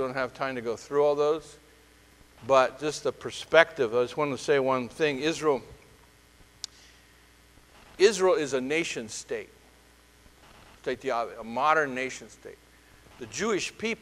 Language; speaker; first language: English; native; English